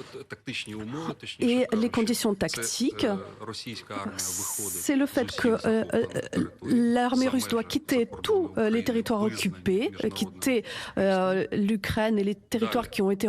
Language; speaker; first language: French; non-native, fluent; Ukrainian